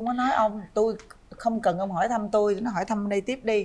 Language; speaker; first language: Vietnamese; native; Vietnamese